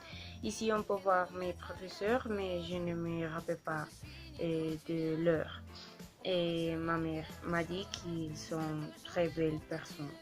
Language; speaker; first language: French; non-native, learner; Spanish